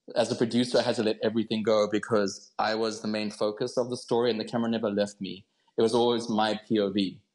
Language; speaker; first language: English; native; English